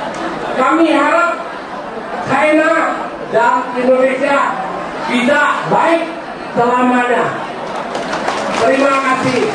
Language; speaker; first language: Indonesian; non-native, local second language; Chinese